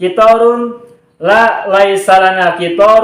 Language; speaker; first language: Arabic; non-native, fluent; Indonesian